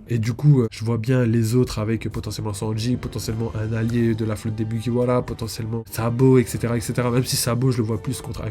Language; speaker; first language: French; native; French